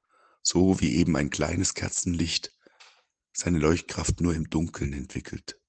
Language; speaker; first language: German; native; German